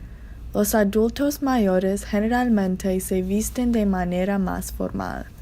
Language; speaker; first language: Spanish; non-native, learner; English